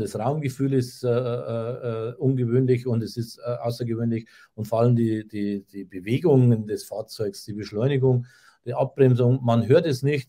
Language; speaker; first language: German; native; German